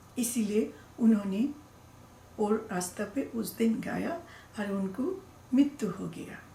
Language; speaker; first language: Hindi; non-native, learner; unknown